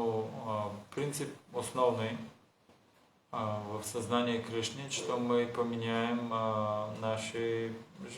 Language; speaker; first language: Russian; non-native, learner; Bulgarian